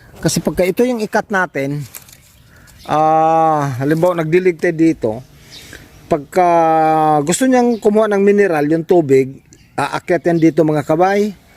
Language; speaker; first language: Filipino; non-native, local second language; Cebuano